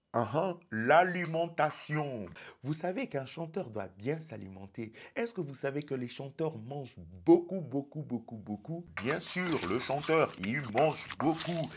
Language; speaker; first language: French; non-native, local second language; Lingala